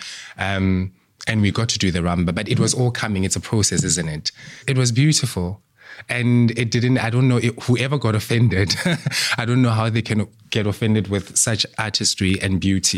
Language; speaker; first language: English; non-native, local second language; Southern Sotho